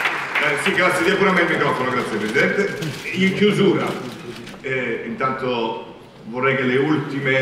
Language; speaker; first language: Italian; native; Italian